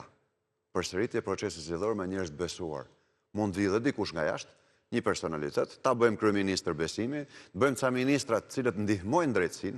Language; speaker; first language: Albanian; native; Albanian